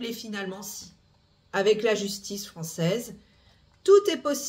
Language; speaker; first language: French; native; French